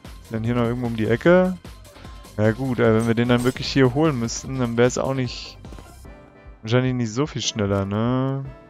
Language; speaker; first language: German; native; German